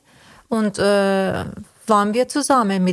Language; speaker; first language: German; non-native, fluent; Persian